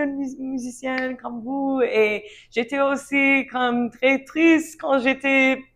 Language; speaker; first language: French; non-native, learner; English